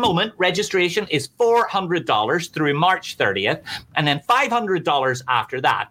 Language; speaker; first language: English; native; English